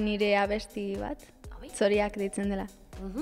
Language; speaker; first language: Basque; non-native, local second language; Spanish